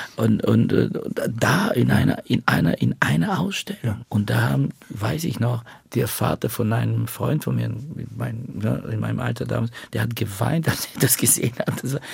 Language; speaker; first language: German; non-native, fluent; Bulgarian